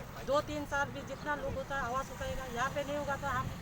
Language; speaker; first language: Hindi; non-native, local second language; Kok Borok